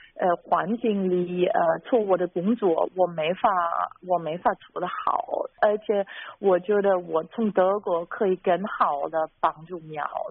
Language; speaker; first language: Chinese; non-native, fluent; German